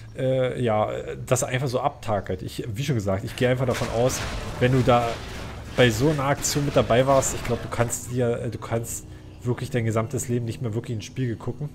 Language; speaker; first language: German; native; German